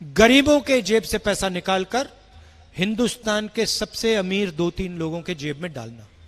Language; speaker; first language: Hindi; native; Hindi